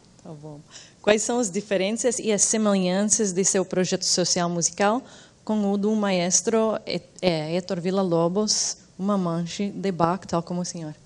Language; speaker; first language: Portuguese; non-native, fluent; English